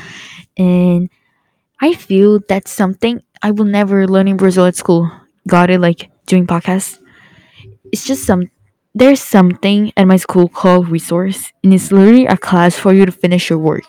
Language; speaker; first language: English; early bilingual, other home language; Portuguese